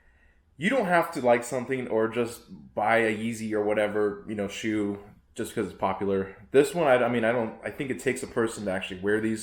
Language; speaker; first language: English; native; English